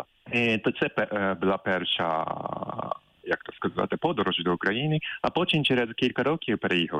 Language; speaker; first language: Ukrainian; non-native, fluent; Japanese